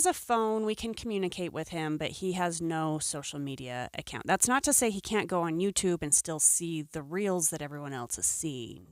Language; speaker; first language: English; native; English